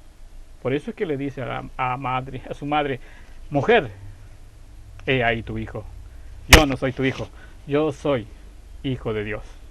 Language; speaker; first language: Spanish; native; Spanish